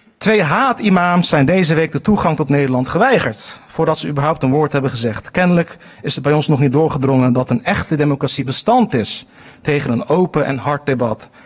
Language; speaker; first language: Dutch; early bilingual, other home language; Turkish